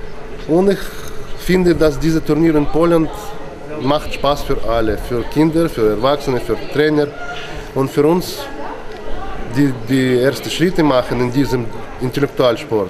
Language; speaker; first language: German; non-native, learner; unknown